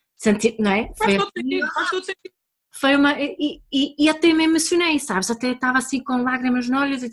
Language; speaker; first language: Portuguese; early bilingual, other home language; Swedish